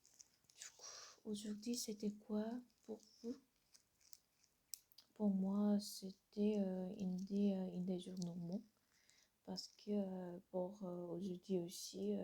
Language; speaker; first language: French; non-native, learner; Korean